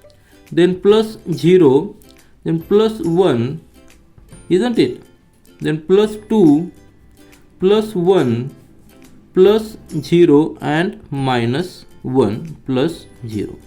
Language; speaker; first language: English; non-native, local second language; Marathi